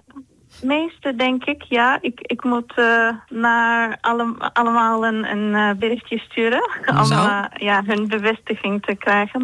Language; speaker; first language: Dutch; non-native, fluent; Turkish